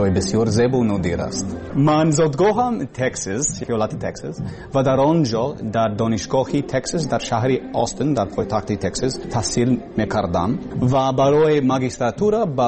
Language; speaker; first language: Persian; non-native, learner; English